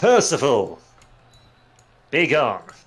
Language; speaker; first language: English; native; English